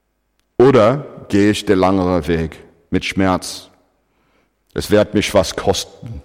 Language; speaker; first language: German; non-native, fluent; English